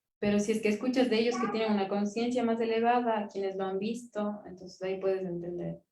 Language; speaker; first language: Spanish; native; Spanish